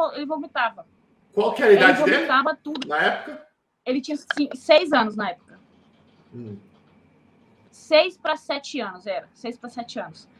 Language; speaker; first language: Portuguese; native; Portuguese